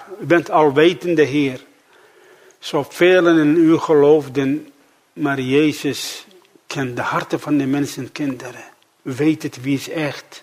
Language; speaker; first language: Dutch; non-native, fluent; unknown